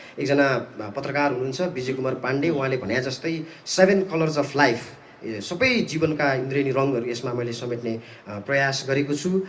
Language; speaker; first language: Nepali; non-native, local second language; Eastern Tamang